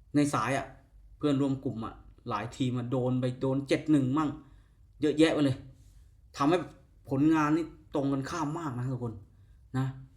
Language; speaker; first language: Thai; native; Thai